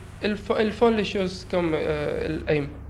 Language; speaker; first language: French; non-native, learner; Urdu